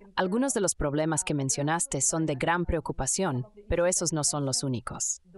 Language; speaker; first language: Spanish; non-native, fluent; Indonesian